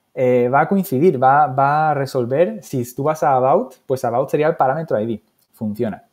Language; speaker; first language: Spanish; native; Spanish